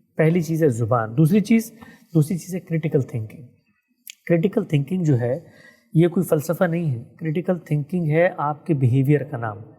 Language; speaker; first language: Urdu; native; Urdu